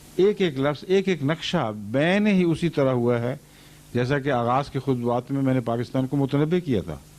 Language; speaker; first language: Urdu; native; Urdu